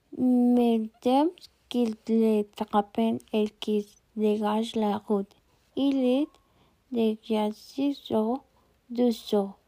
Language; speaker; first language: French; non-native, learner; Spanish